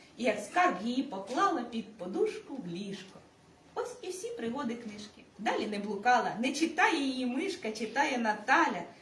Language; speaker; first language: Ukrainian; native; Ukrainian